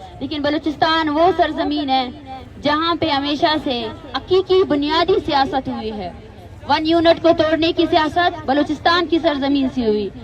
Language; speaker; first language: Urdu; non-native, local second language; Baluchi